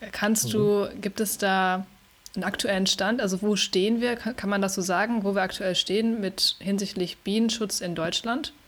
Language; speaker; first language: German; native; German